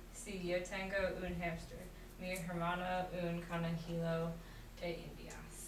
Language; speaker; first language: Spanish; non-native, learner; English